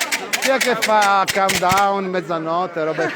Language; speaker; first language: Italian; native; Italian